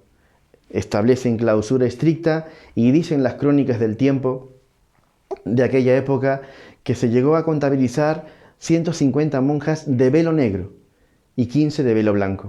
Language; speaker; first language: Spanish; native; Spanish